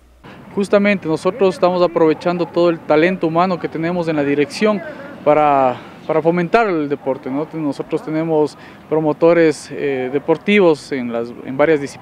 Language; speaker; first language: Spanish; native; Spanish